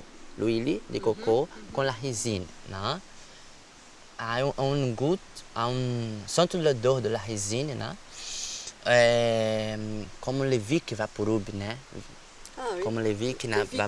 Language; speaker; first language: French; non-native, learner; Portuguese